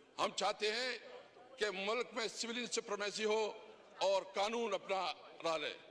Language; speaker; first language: Urdu; non-native, local second language; Pashto